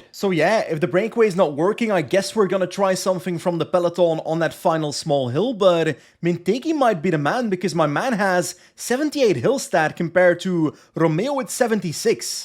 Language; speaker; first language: English; non-native, fluent; Dutch